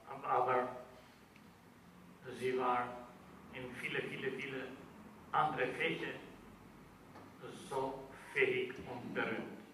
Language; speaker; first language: German; non-native, fluent; Albanian